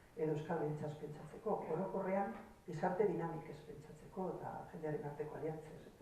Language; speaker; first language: Basque; non-native, local second language; Spanish